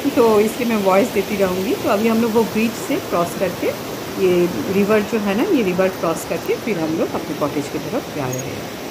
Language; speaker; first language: Hindi; non-native, local second language; Bangla